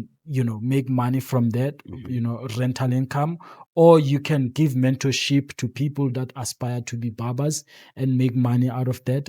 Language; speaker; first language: English; non-native, local second language; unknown